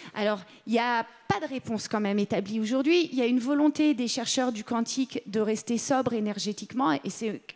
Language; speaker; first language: French; native; French